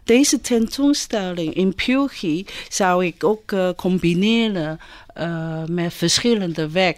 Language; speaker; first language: Dutch; non-native, fluent; Chinese